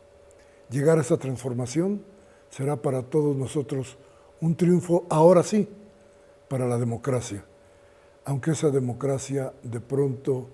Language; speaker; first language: Spanish; native; Spanish